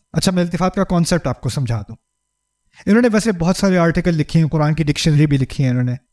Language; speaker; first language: Urdu; early bilingual, heritage; Urdu